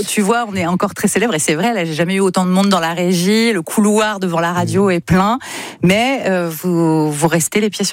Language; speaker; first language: French; native; French